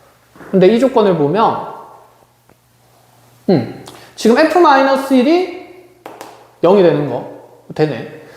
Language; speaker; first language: Korean; native; Korean